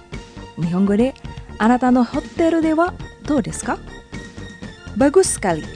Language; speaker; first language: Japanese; non-native, fluent; Indonesian